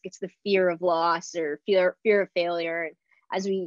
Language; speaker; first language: English; native; English